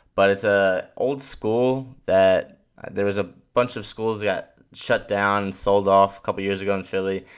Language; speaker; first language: English; native; English